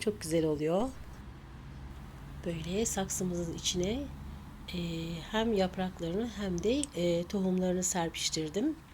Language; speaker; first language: Turkish; native; Turkish